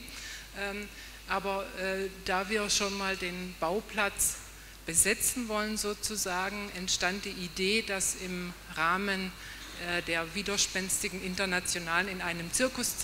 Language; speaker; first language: German; native; German